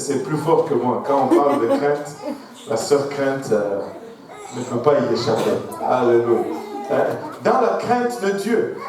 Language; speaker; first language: French; non-native, local second language; Swahili